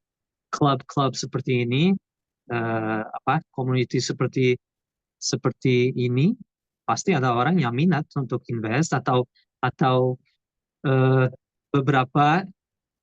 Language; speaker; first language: Indonesian; non-native, learner; Portuguese